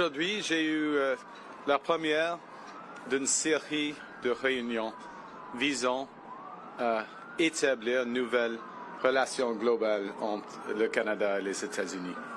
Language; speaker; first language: French; non-native, fluent; English